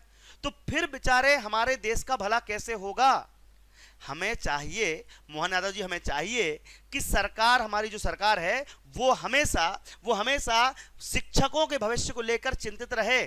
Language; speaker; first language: Hindi; native; Hindi